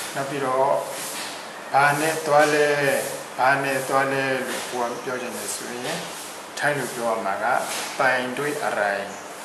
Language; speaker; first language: Burmese; native; Burmese